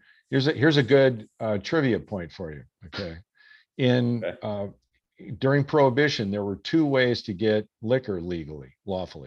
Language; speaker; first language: English; native; English